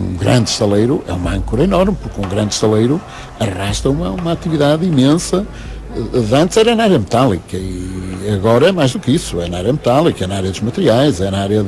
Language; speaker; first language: Portuguese; native; Portuguese